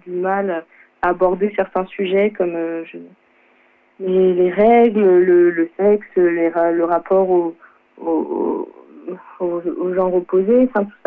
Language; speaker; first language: French; native; French